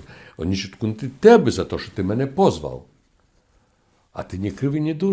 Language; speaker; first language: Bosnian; non-native, learner; Russian